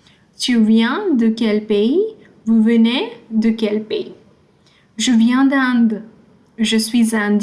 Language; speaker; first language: French; non-native, fluent; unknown